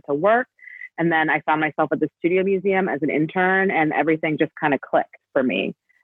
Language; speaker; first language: English; native; English